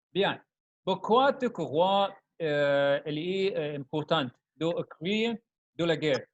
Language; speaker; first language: French; non-native, learner; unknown